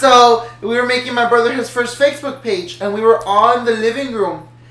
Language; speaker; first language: English; early bilingual, other home language; Spanish